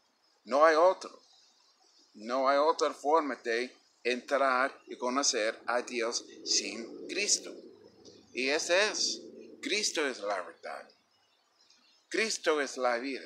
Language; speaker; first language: Spanish; non-native, fluent; English